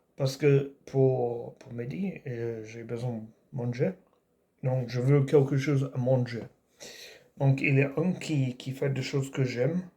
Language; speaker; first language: French; non-native, learner; English